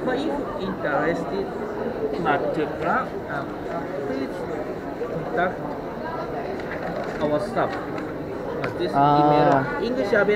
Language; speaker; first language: English; non-native, learner; Japanese